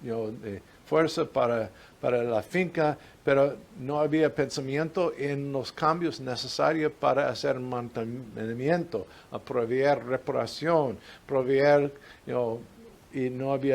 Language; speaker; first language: Spanish; non-native, fluent; English